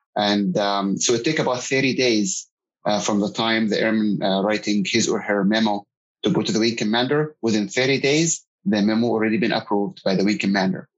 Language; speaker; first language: English; non-native, fluent; Arabic